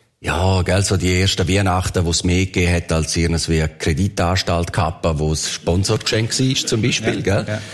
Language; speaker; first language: German; early bilingual, other home language; Italian